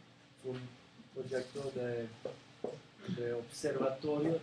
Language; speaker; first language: Spanish; non-native, learner; Serbian